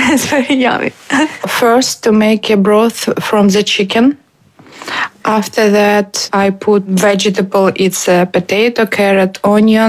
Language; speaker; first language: English; non-native, learner; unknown